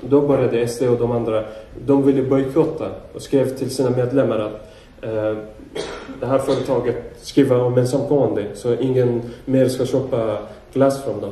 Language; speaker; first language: Swedish; non-native, fluent; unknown